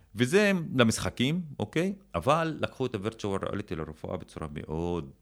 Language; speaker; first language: Hebrew; non-native, local second language; Arabic